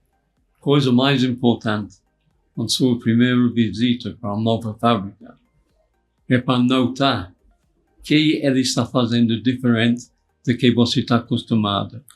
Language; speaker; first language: Portuguese; non-native, fluent; English